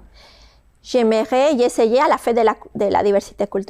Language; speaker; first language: French; non-native, fluent; Spanish